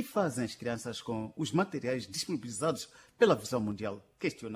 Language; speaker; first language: Portuguese; native; Portuguese